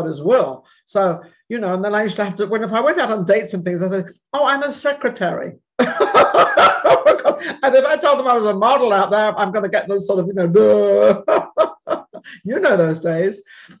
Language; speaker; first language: English; native; English